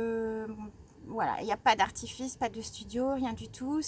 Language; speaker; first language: French; native; French